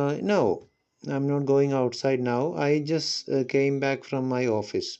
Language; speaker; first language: English; non-native, local second language; Malayalam